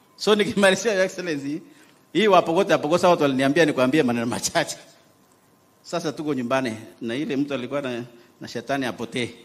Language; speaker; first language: Swahili; non-native, local second language; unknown